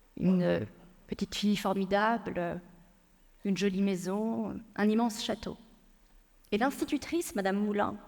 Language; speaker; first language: French; early bilingual, other home language; Persian